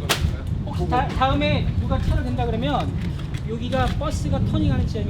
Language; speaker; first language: Korean; native; Korean